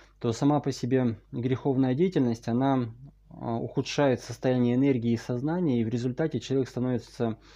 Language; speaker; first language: Russian; native; Russian